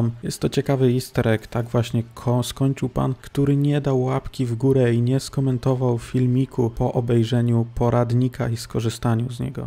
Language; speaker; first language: Polish; native; Polish